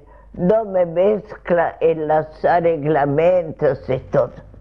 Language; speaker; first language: Spanish; non-native, fluent; Russian